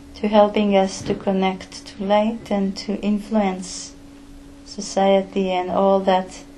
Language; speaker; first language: English; non-native, fluent; Hebrew